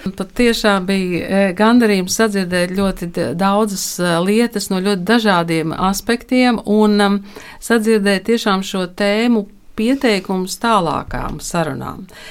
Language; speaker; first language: Latvian; native; Latvian